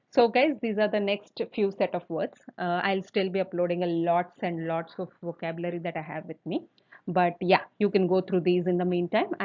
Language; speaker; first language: English; non-native, local second language; Telugu